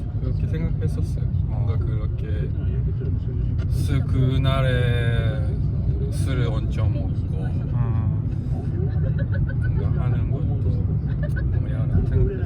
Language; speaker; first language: Korean; non-native, fluent; Japanese